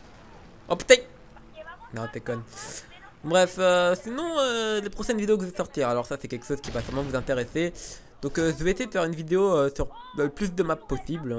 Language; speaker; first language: French; native; French